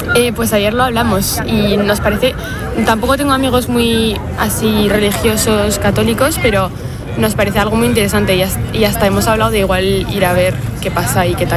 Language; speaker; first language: Spanish; non-native, fluent; French